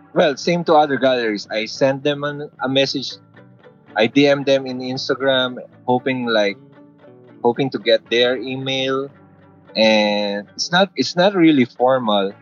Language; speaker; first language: English; non-native, local second language; Filipino